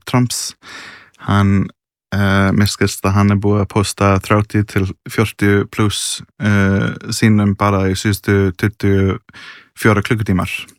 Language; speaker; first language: Icelandic; non-native, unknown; English